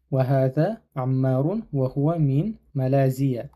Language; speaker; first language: Arabic; non-native, fluent; Russian